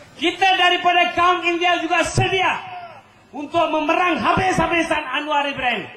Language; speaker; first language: Malay; non-native, local second language; Tamil